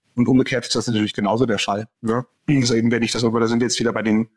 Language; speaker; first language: German; native; German